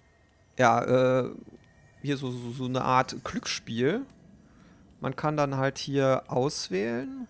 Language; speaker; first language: German; native; German